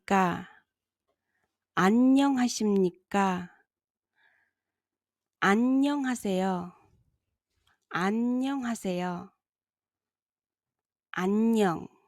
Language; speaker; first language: Korean; non-native, fluent; Mongolian